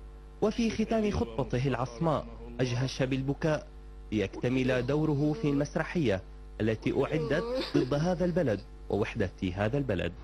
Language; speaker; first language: Arabic; native; Arabic